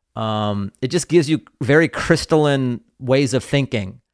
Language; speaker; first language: English; native; English